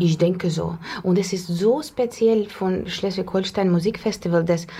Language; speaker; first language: German; non-native, learner; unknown